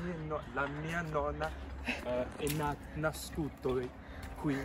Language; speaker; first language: Italian; non-native, learner; English